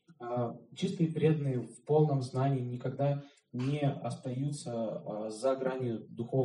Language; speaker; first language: Russian; native; Russian